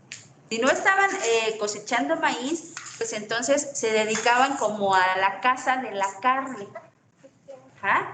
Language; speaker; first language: Spanish; native; Spanish